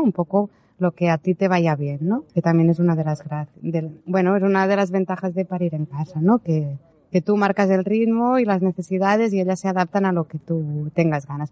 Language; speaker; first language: Spanish; native; Spanish